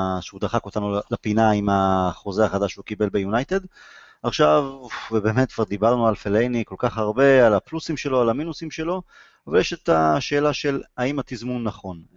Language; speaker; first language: Hebrew; native; Hebrew